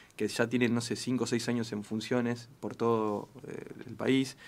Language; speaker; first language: Spanish; native; Spanish